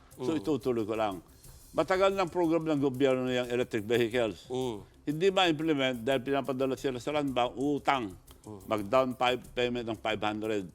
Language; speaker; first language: Filipino; non-native, local second language; Iloko